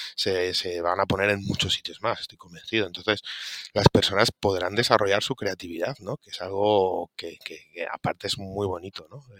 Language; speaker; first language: Spanish; native; Spanish